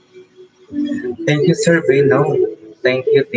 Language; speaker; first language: English; non-native, local second language; Filipino